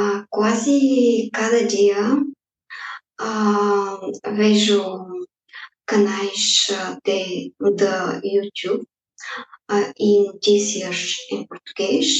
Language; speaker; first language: Portuguese; non-native, fluent; Bulgarian